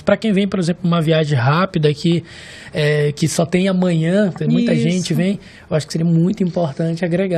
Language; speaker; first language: Portuguese; native; Portuguese